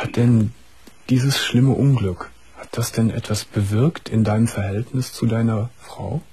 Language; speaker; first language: German; native; German